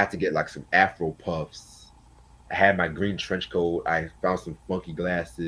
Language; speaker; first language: English; native; English